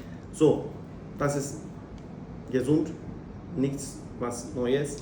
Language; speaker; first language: German; non-native, learner; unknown